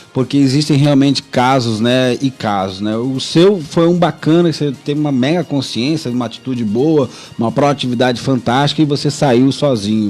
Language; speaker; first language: Portuguese; native; Portuguese